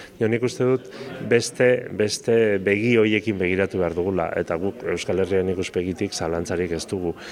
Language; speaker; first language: Basque; native; Basque